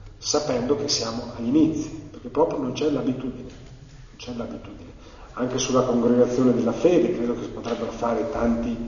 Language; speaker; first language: Italian; native; Italian